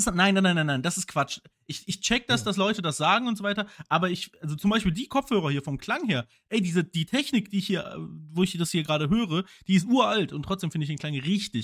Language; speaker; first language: German; native; German